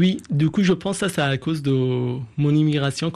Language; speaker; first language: French; non-native, fluent; Persian